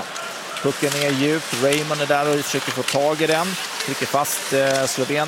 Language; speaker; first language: Swedish; native; Swedish